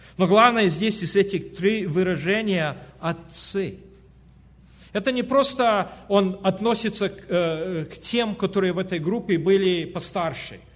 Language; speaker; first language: Russian; early bilingual, heritage; Russian